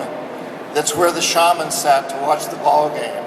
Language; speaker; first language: English; native; English